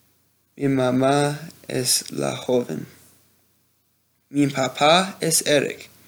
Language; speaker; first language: Spanish; non-native, learner; English